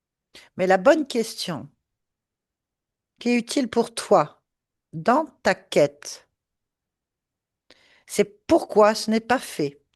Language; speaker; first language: French; native; French